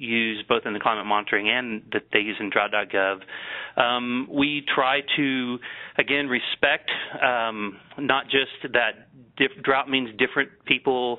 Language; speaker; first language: English; native; English